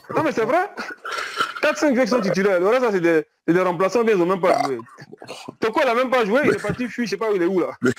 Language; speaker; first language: French; native; French